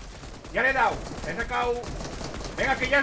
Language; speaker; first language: Spanish; native; Spanish